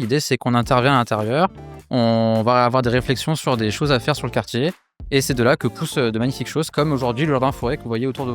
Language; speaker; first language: French; native; French